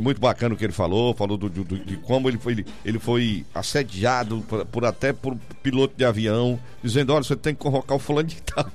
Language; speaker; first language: Portuguese; native; Portuguese